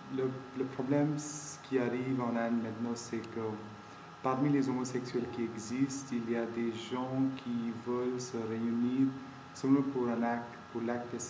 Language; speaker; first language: French; non-native, fluent; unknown